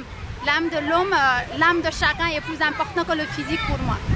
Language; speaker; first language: French; early bilingual, other home language; Nepali